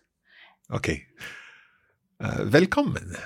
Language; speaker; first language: Swedish; non-native, learner; English